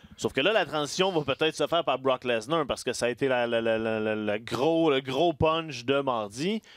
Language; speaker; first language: French; native; French